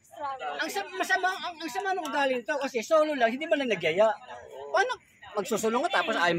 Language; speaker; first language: Filipino; native; Filipino